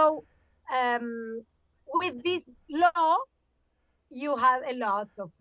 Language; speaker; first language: English; non-native, learner; Spanish